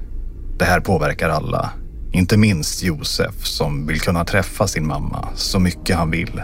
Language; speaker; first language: Swedish; native; Swedish